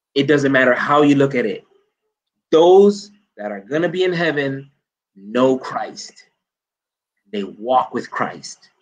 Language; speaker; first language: English; native; English